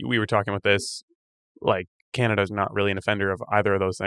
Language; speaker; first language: English; native; English